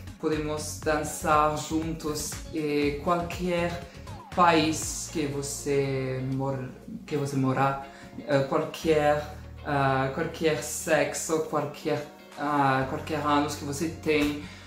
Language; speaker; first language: Portuguese; non-native, learner; French